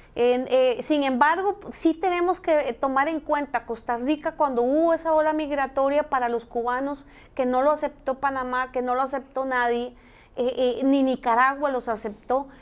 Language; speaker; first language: Spanish; native; Spanish